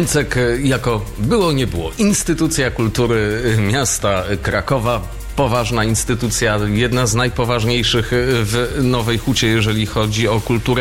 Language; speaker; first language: Polish; native; Polish